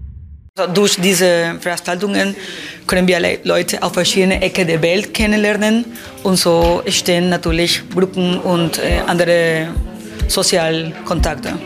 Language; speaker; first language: German; non-native, fluent; Spanish